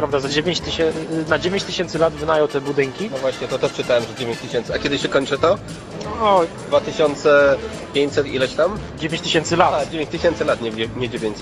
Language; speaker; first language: Polish; native; Polish